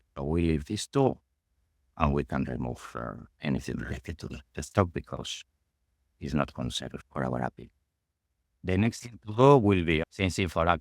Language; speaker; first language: English; non-native, fluent; Spanish